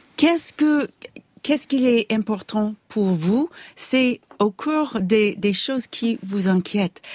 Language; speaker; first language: French; non-native, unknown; English